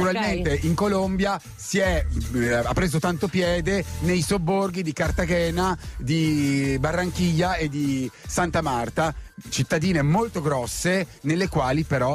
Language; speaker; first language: Italian; native; Italian